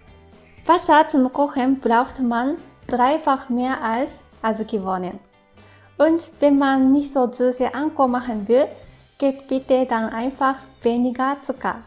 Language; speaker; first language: German; non-native, fluent; Japanese